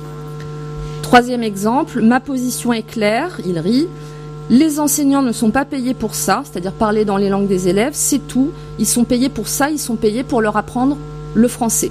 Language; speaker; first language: French; native; French